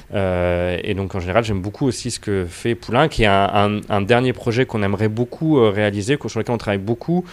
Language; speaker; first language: French; native; French